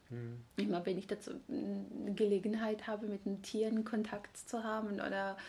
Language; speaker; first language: German; non-native, fluent; Georgian